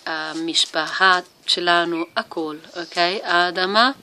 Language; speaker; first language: Hebrew; non-native, learner; Italian